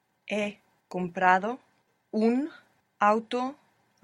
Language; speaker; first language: Spanish; non-native, learner; English